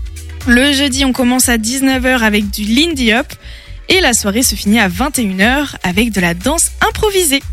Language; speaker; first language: French; native; French